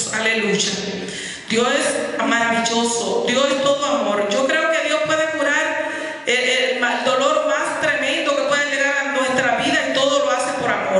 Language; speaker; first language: Spanish; native; Spanish